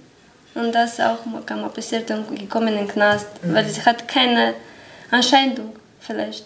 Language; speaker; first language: German; non-native, learner; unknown